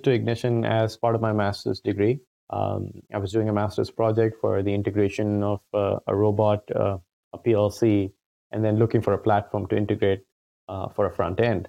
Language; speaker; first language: English; non-native, local second language; Urdu